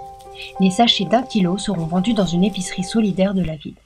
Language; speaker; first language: French; native; French